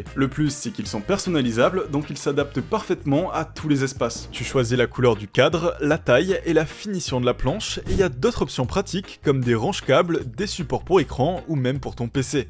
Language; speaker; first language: French; native; French